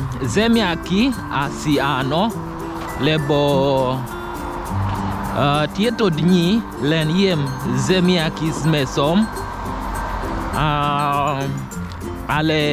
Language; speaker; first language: Slovak; non-native, learner; English